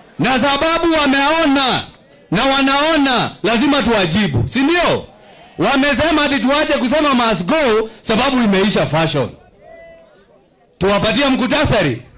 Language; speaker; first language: Swahili; non-native, local second language; Kikuyu